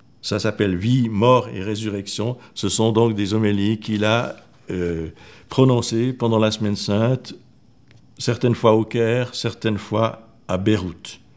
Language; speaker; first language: French; native; French